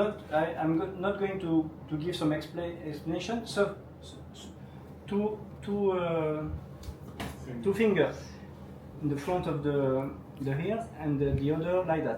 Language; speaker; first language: English; non-native, learner; French